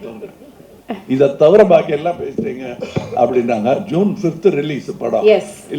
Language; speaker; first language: Tamil; native; Tamil